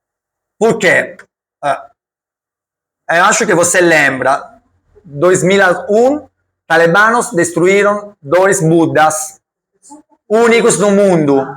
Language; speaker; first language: Portuguese; non-native, learner; Italian